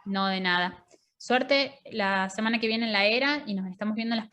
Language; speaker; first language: Spanish; native; Spanish